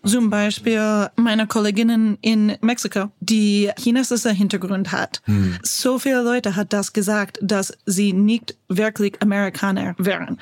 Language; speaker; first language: German; non-native, learner; English